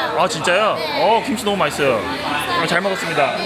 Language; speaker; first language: Korean; native; Korean